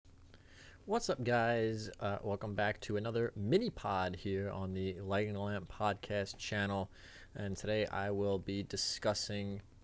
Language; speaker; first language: English; native; English